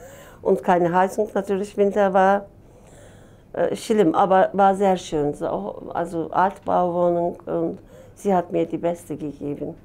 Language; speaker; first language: German; non-native, learner; Turkish